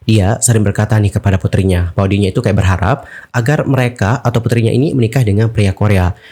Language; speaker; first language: Indonesian; native; Indonesian